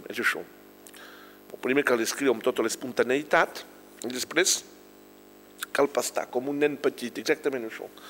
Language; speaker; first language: Catalan; non-native, local second language; French